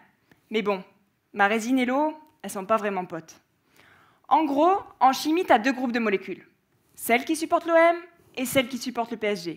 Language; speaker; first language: French; native; French